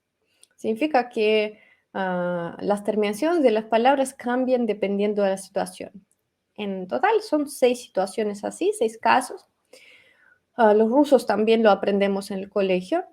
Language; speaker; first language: Spanish; non-native, fluent; Russian